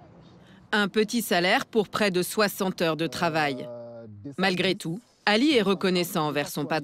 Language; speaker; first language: French; native; French